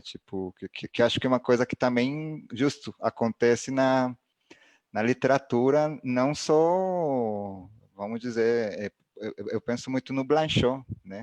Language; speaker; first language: Portuguese; non-native, fluent; Spanish